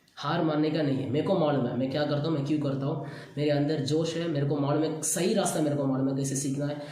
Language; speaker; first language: Hindi; non-native, local second language; Tamil